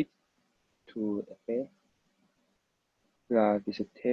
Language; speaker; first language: French; non-native, learner; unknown